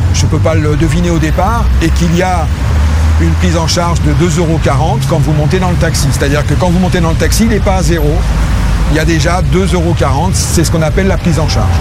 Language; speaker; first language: French; native; French